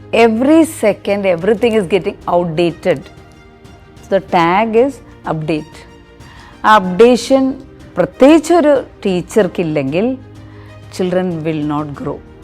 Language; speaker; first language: English; non-native, local second language; Malayalam